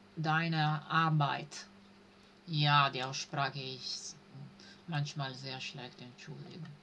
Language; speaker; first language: German; non-native, learner; Italian